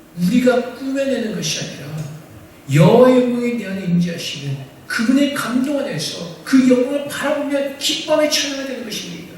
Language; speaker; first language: Korean; native; Korean